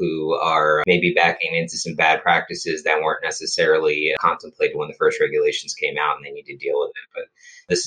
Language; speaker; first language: English; native; English